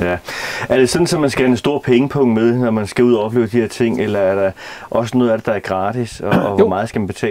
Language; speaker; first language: Danish; native; Danish